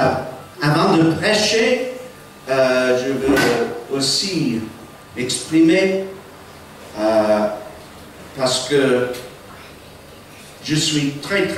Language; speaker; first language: French; non-native, fluent; English